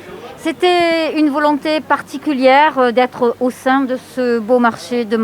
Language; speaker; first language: French; native; French